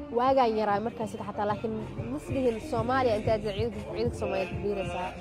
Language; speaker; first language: Somali; early bilingual, heritage; Somali